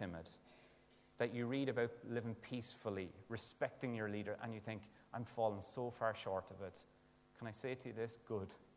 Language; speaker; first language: English; native; English